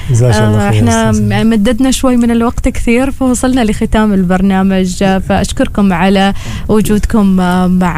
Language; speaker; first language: Arabic; native; Arabic